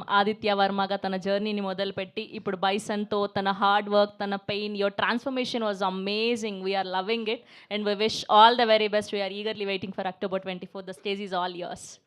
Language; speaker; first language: Telugu; native; Telugu